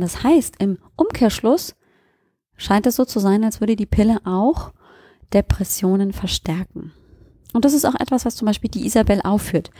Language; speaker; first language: German; native; German